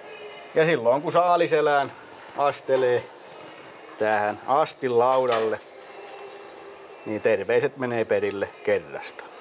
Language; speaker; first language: Finnish; native; Finnish